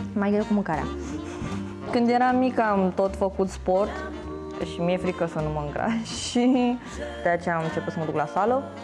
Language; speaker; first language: Romanian; non-native, fluent; Chinese